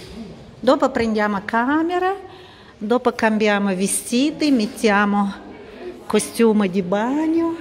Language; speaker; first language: Italian; non-native, learner; Russian